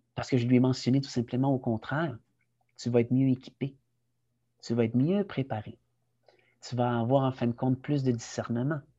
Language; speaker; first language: French; early bilingual, other home language; Spanish